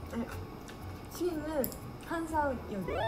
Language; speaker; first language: Korean; non-native, fluent; Japanese